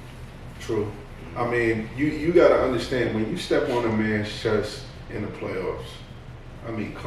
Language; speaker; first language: English; native; English